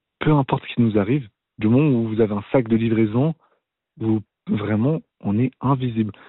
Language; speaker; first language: French; native; French